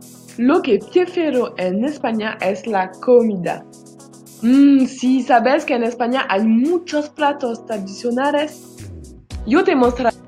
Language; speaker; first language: Spanish; non-native, learner; French